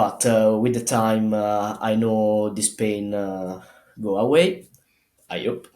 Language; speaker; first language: English; non-native, learner; Italian